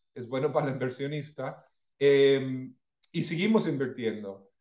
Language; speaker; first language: Spanish; non-native, fluent; English